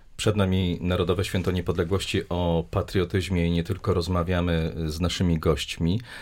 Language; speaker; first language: Polish; native; Polish